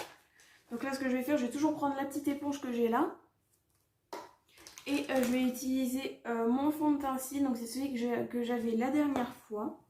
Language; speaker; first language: French; native; French